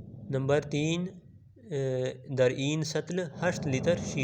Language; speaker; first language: Persian; non-native, fluent; Urdu